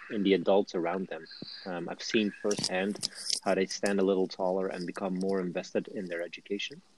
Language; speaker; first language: English; non-native, fluent; Dutch